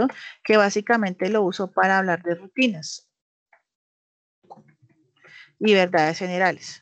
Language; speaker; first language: Spanish; native; Spanish